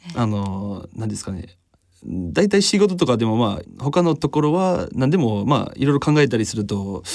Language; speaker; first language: Japanese; non-native, fluent; English